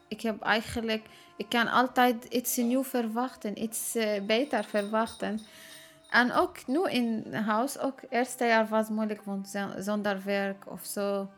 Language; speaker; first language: Dutch; non-native, learner; Arabic